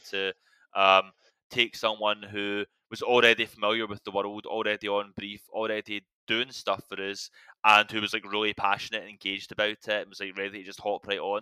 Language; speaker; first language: English; native; English